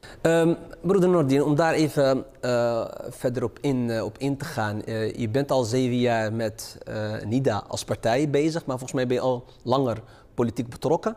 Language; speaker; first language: Dutch; early bilingual, other home language; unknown